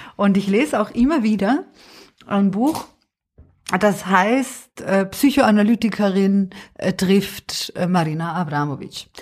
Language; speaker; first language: German; early bilingual, other home language; Serbian